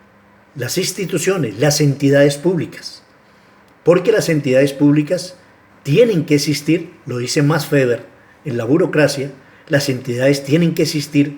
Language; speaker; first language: Spanish; native; Spanish